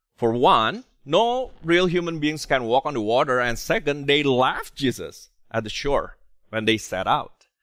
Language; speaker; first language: English; non-native, fluent; Indonesian